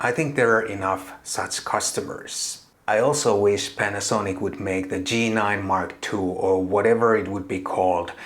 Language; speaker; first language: English; non-native, fluent; Finnish